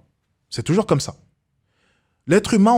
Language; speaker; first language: French; native; French